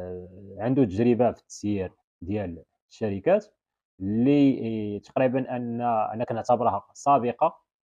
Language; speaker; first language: Arabic; native; Arabic